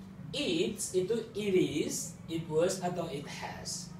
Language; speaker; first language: English; non-native, fluent; Indonesian